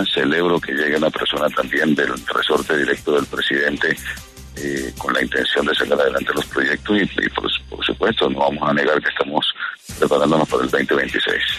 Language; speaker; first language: Spanish; native; Spanish